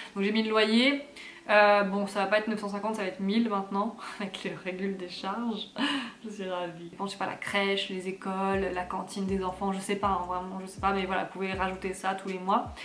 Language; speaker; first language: French; native; French